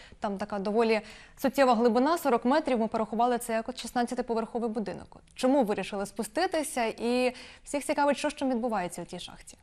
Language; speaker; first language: Ukrainian; native; Ukrainian